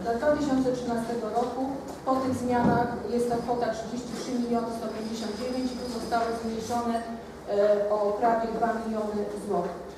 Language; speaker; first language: Polish; native; Polish